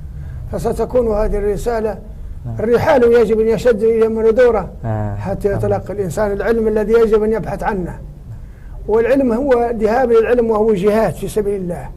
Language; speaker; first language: Arabic; native; Arabic